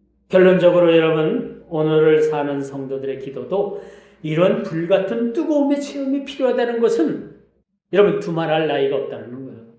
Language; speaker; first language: Korean; native; Korean